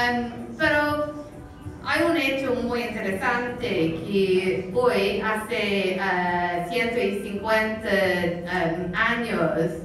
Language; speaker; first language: Spanish; non-native, fluent; English